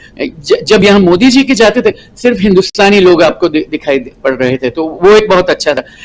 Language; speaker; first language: Hindi; non-native, local second language; Gujarati